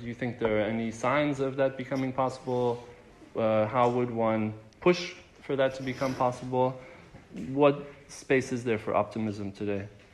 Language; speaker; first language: English; native; English